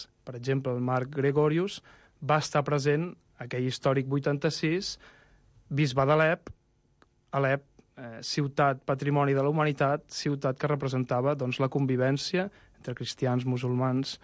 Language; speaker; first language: Catalan; native; Catalan